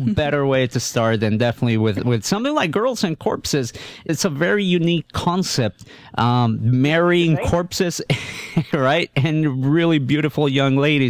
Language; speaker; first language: English; native; English